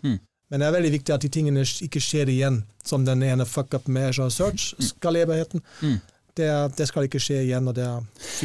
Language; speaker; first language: Norwegian; non-native, fluent; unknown